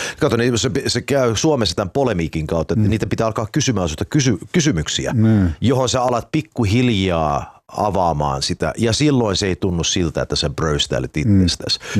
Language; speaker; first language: Finnish; early bilingual, heritage; Finnish